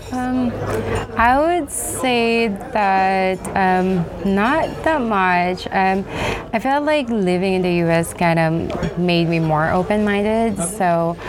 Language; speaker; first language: English; non-native, local second language; Filipino